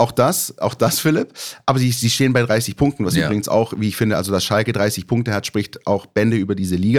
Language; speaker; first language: German; native; German